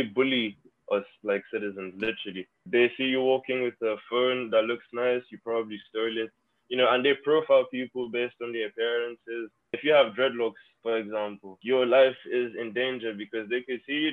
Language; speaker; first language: English; non-native, local second language; Yoruba